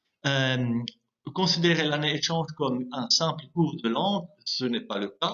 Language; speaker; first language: French; non-native, local second language; German